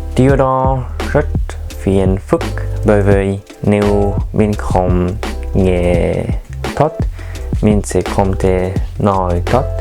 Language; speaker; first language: Vietnamese; non-native, learner; French